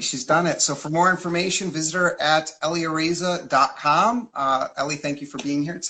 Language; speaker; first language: English; native; English